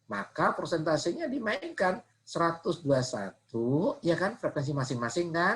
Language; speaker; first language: Indonesian; non-native, local second language; Javanese